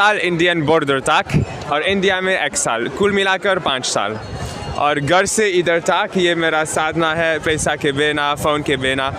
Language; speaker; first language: Hindi; non-native, learner; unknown